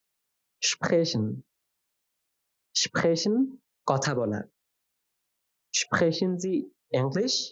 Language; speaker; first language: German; non-native, fluent; Bangla